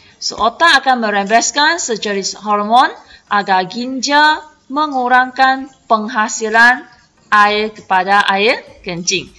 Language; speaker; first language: Malay; non-native, local second language; Chinese